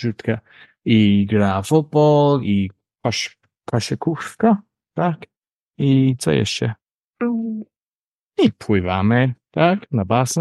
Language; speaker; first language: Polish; non-native, learner; English